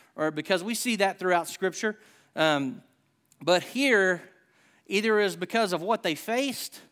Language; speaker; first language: English; native; English